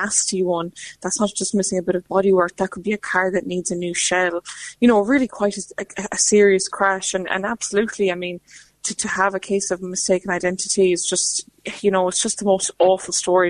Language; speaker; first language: English; non-native, fluent; Lithuanian